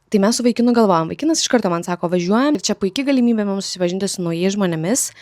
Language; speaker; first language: Lithuanian; native; Lithuanian